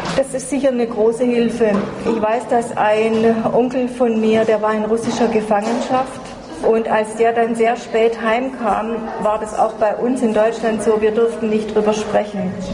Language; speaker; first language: German; native; German